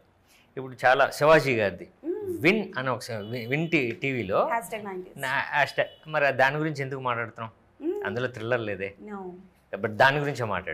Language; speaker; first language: Telugu; native; Telugu